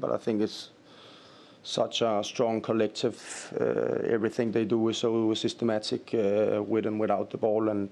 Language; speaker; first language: English; non-native, fluent; Danish